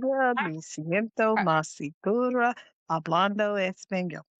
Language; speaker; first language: Spanish; non-native, learner; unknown